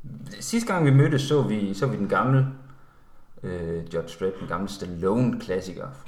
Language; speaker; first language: Danish; native; Danish